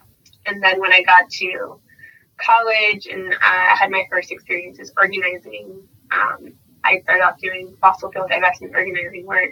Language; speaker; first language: English; native; English